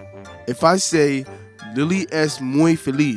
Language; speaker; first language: Spanish; non-native, learner; English